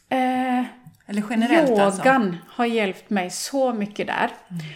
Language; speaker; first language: Swedish; non-native, fluent; Norwegian